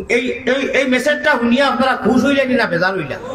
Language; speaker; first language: Bangla; native; Bangla